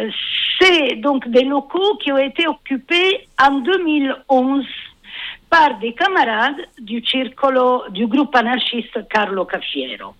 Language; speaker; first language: French; non-native, fluent; Italian